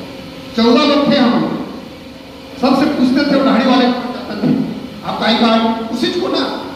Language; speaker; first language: Hindi; native; Hindi